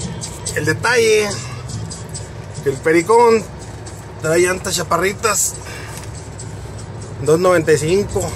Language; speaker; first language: Spanish; native; Spanish